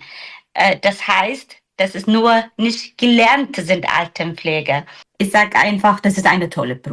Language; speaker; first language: German; non-native, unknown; Tigrinya